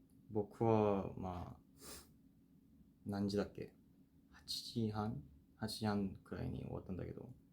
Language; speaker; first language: Japanese; non-native, fluent; Korean